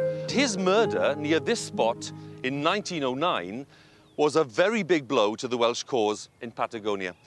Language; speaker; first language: English; non-native, local second language; Welsh